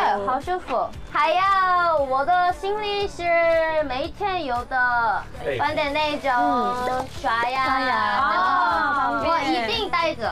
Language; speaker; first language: Chinese; non-native, fluent; Korean